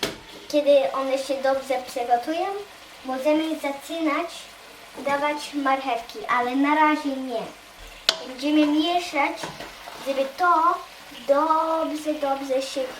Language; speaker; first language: Polish; early bilingual, heritage; Polish